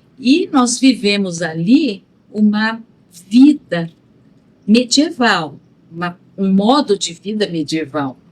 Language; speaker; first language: Portuguese; native; Portuguese